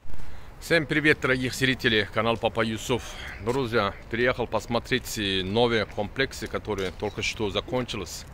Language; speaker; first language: Russian; non-native, learner; Turkish